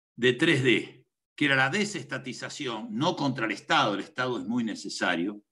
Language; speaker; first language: Spanish; native; Spanish